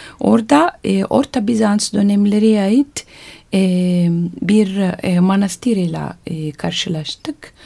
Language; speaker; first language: Turkish; non-native, learner; Italian